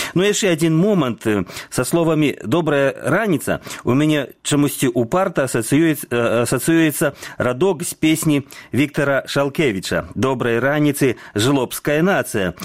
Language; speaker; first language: Belarusian; native; Belarusian